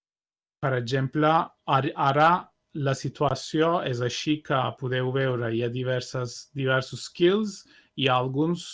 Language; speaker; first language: Catalan; non-native, fluent; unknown